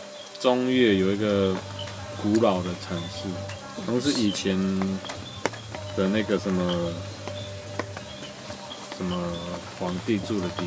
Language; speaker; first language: Chinese; non-native, fluent; English